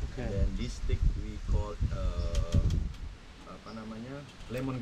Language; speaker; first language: English; non-native, learner; Indonesian